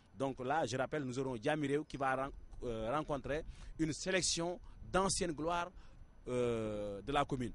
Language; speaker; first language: French; non-native, local second language; Wolof